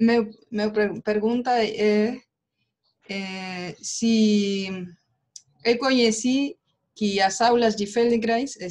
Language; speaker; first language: Portuguese; non-native, learner; Spanish